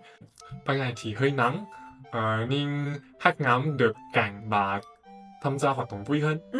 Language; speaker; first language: Vietnamese; non-native, fluent; Chinese